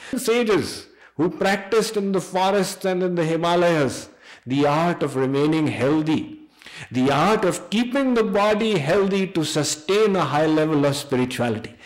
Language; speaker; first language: English; non-native, local second language; Hindi